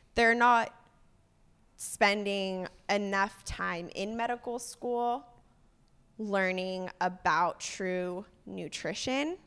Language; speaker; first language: English; native; English